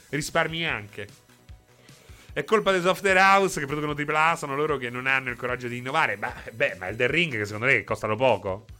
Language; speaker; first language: Italian; native; Italian